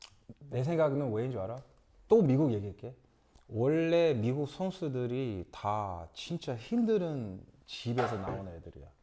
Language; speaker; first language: Korean; early bilingual, other home language; English